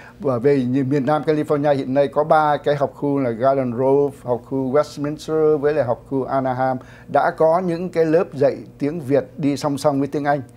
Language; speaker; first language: Vietnamese; native; Vietnamese